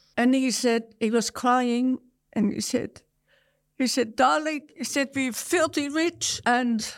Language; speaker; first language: English; non-native, fluent; Dutch